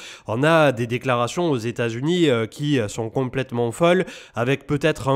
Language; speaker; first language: French; native; French